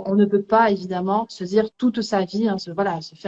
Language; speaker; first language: French; native; French